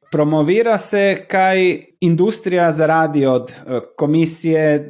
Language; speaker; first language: Slovenian; non-native, learner; Croatian